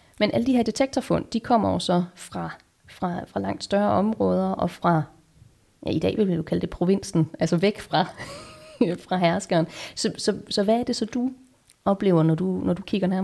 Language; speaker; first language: Danish; native; Danish